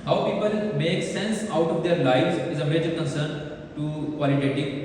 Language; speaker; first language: English; non-native, local second language; Urdu